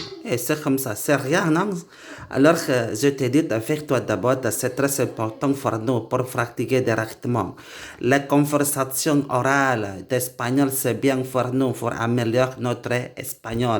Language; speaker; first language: French; non-native, learner; Indonesian